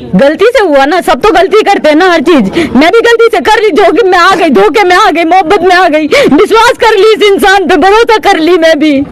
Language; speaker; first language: Hindi; native; Hindi